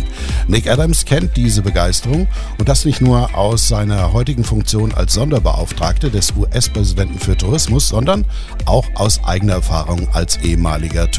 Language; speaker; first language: German; native; German